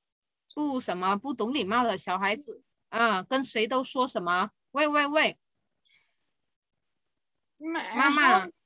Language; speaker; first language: Chinese; non-native, fluent; Vietnamese